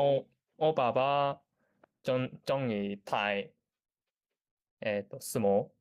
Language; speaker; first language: Chinese; non-native, learner; Japanese